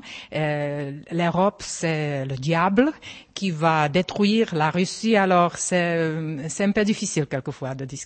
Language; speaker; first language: French; non-native, fluent; Czech